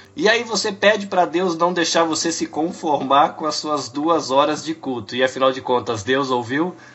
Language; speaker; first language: Portuguese; native; Portuguese